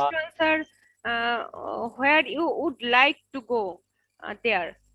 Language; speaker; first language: English; non-native, local second language; Bangla